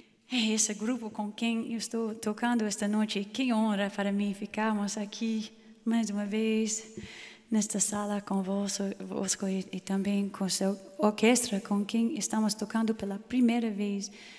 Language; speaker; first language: Portuguese; non-native, fluent; English